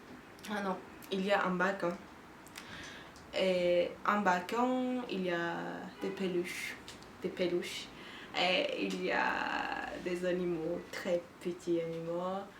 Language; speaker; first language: French; non-native, learner; Turkish